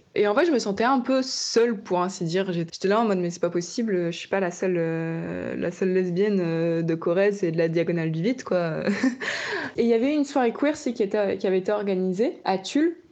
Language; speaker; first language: French; native; French